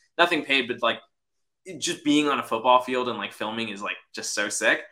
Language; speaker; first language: English; native; English